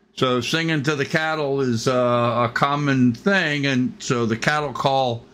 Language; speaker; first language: English; native; English